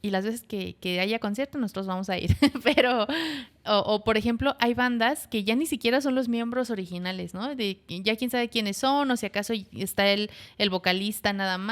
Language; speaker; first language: Spanish; native; Spanish